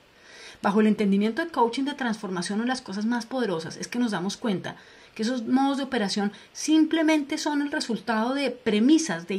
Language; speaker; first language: Spanish; native; Spanish